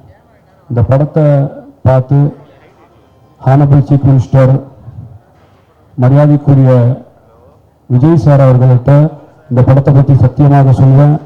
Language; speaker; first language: Tamil; native; Tamil